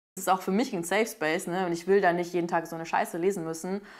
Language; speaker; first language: German; native; German